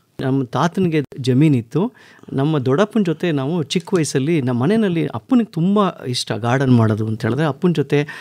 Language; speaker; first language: Kannada; native; Kannada